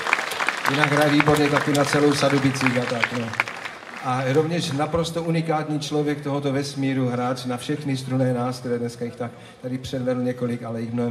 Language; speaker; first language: Czech; native; Czech